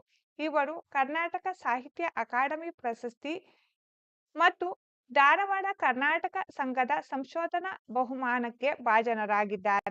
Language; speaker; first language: Kannada; native; Kannada